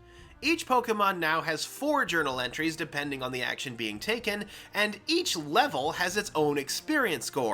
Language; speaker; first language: English; native; English